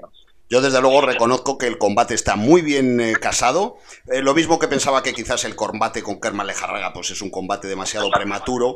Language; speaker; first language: Spanish; native; Spanish